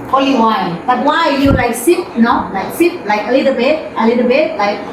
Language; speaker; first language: English; non-native, learner; Thai